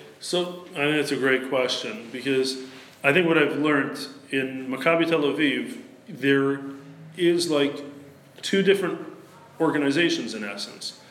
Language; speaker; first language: English; native; English